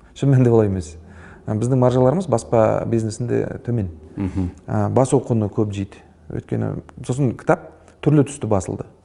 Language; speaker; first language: Kazakh; native; Kazakh